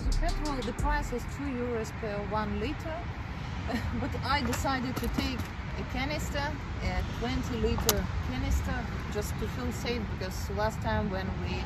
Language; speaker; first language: English; non-native, fluent; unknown